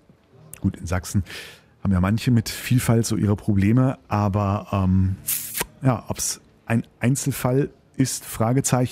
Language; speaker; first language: German; native; German